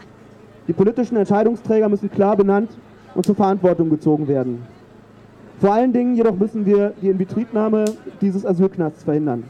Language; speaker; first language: German; native; German